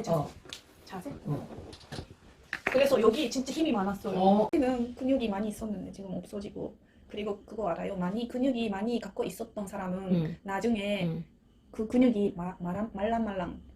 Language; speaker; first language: Korean; non-native, learner; Japanese